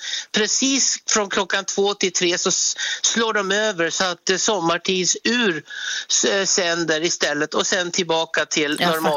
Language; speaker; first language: Swedish; native; Swedish